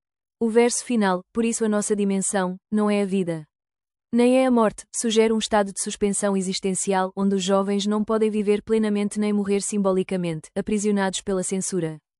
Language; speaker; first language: Portuguese; native; Portuguese